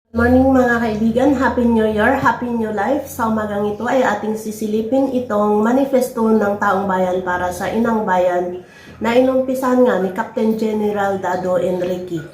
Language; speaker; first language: Filipino; native; Filipino